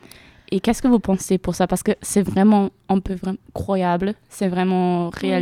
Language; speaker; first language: French; non-native, learner; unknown